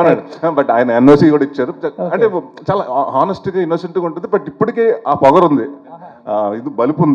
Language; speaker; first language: Telugu; native; Telugu